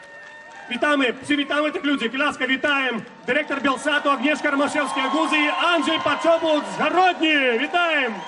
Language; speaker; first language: Polish; non-native, fluent; Belarusian